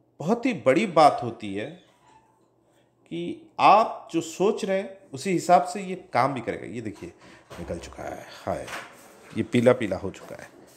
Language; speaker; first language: Hindi; non-native, local second language; Odia